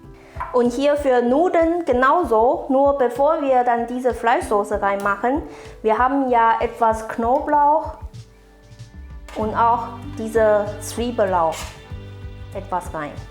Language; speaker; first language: German; non-native, fluent; Chinese